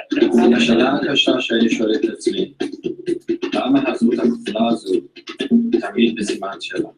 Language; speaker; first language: Hebrew; early bilingual, other home language; Amharic